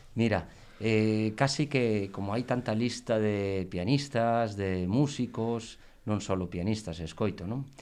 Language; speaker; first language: Galician; non-native, local second language; Spanish